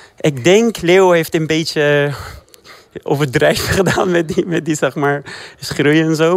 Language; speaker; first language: Dutch; non-native, fluent; Persian